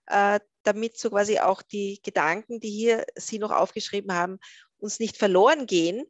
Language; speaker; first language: German; native; German